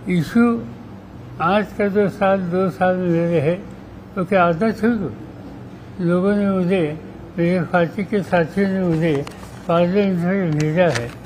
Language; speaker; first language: Hindi; non-native, local second language; Marathi